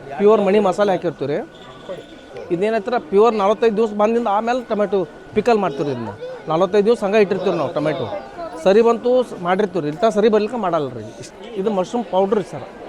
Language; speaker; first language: Kannada; native; Kannada